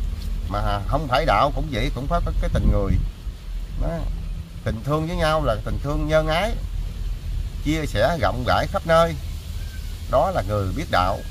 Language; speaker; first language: Vietnamese; native; Vietnamese